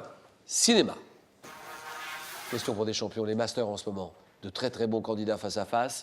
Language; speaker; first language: French; native; French